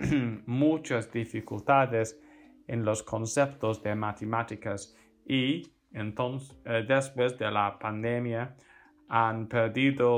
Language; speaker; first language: Spanish; non-native, fluent; English